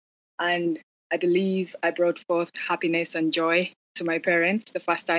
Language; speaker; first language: English; non-native, local second language; Acoli